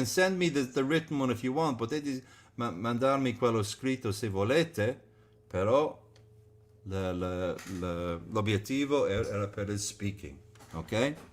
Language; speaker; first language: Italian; non-native, fluent; English